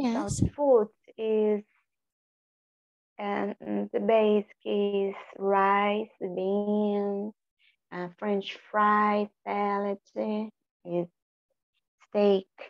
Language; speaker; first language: English; non-native, learner; Portuguese